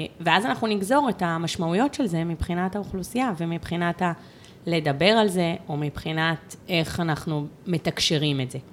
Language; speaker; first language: Hebrew; native; Hebrew